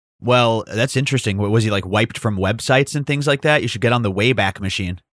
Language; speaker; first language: English; native; English